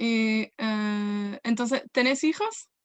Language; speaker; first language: Spanish; non-native, fluent; Welsh